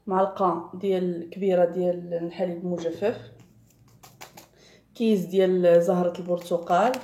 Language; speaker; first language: Arabic; native; Arabic